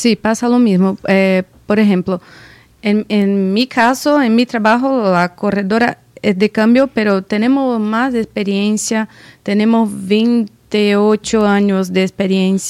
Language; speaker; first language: Spanish; non-native, learner; Portuguese